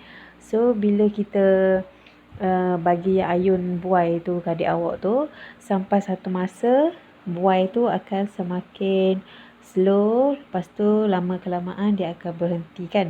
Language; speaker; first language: Malay; native; Malay